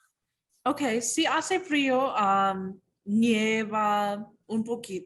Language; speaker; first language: Spanish; non-native, learner; English